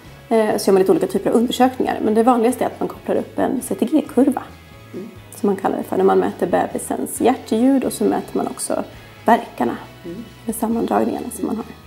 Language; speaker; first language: Swedish; native; Swedish